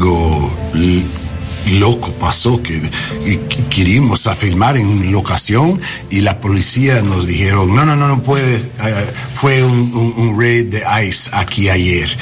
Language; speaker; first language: Spanish; non-native, learner; English